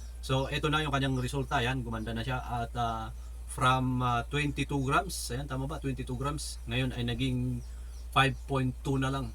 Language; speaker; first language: Filipino; native; Filipino